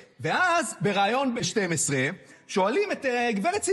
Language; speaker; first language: Hebrew; native; Hebrew